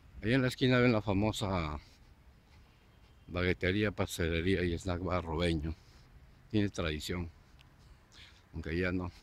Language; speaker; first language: Spanish; native; Spanish